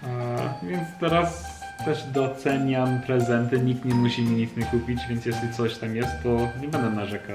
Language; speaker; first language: Polish; non-native, learner; English